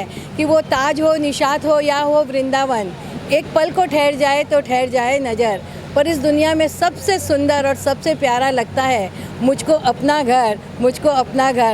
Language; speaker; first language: Hindi; native; Hindi